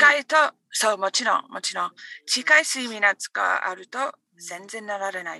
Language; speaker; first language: Japanese; non-native, learner; English